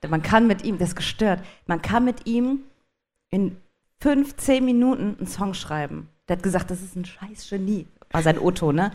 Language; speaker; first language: German; native; German